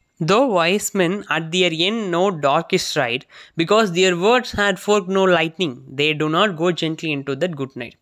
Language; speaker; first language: English; non-native, local second language; Tamil